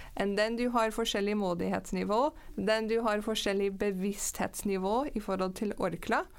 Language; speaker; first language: Norwegian; non-native, fluent; English